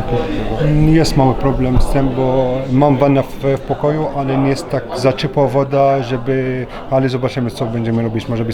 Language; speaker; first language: Polish; non-native, learner; French